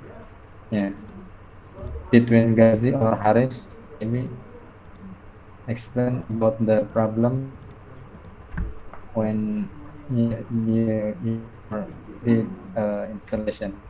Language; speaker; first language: English; non-native, fluent; Indonesian